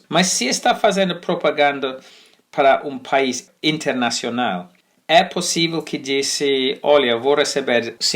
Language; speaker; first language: Portuguese; non-native, fluent; English